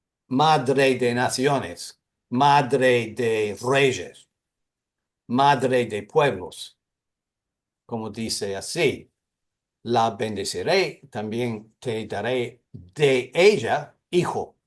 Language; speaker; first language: Spanish; non-native, fluent; English